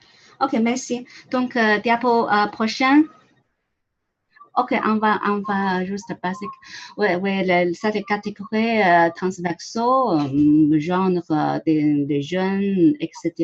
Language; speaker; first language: French; non-native, learner; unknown